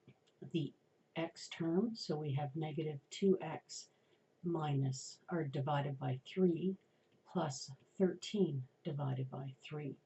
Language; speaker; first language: English; native; English